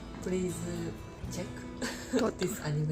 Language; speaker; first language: English; non-native, learner; Japanese